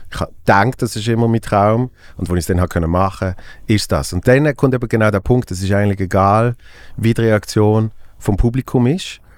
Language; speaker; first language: German; native; German